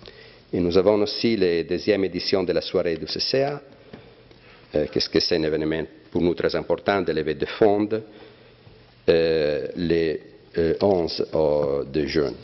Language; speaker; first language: French; non-native, fluent; Italian